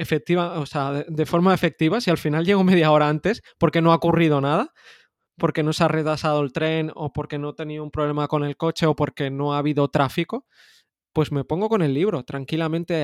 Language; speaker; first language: Spanish; native; Spanish